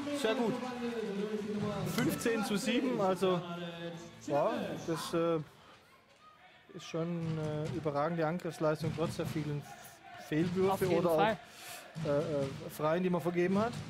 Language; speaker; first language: German; native; German